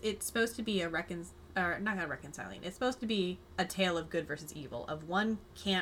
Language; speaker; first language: English; native; English